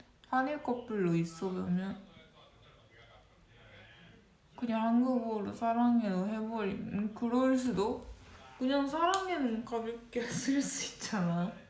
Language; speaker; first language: Korean; non-native, local second language; Japanese